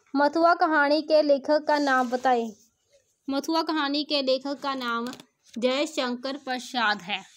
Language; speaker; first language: Hindi; non-native, local second language; Punjabi